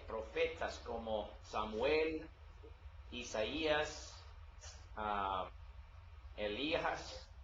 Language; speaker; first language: Spanish; non-native, learner; English